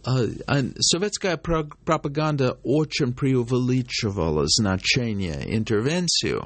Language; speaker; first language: Russian; non-native, fluent; English